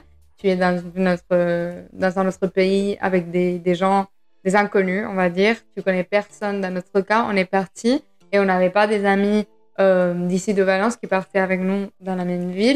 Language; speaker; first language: French; non-native, fluent; Spanish